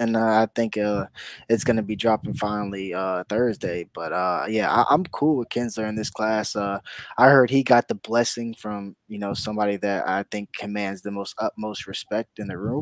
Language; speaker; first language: English; native; English